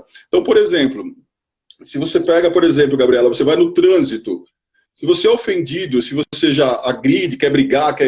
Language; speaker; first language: Portuguese; native; Portuguese